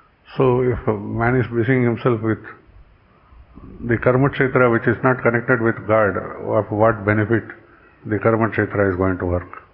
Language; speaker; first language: English; non-native, local second language; Kannada